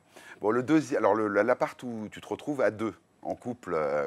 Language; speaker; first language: French; native; French